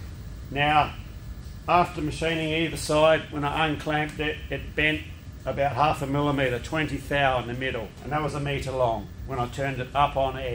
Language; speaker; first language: English; native; English